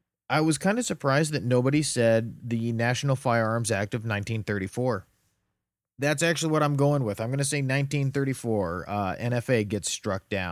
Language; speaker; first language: English; native; English